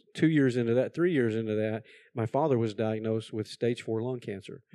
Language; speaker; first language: English; native; English